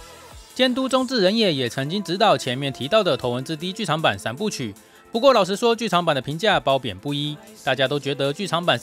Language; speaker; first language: Chinese; native; Chinese